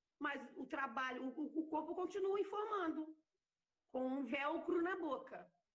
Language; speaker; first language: Portuguese; native; Portuguese